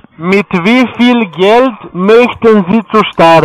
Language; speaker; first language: German; non-native, learner; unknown